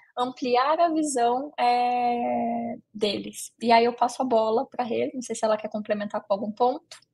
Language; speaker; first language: Portuguese; native; Portuguese